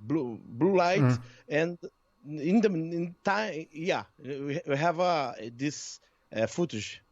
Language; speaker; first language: English; non-native, learner; Portuguese